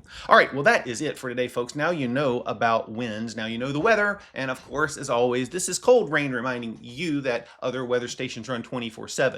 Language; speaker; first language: English; native; English